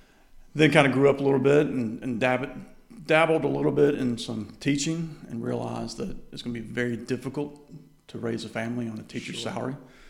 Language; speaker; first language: English; native; English